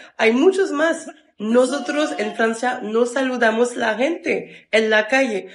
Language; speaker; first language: Spanish; non-native, fluent; French